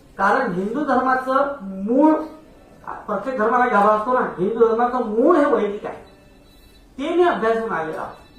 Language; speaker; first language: Marathi; non-native, local second language; Hindi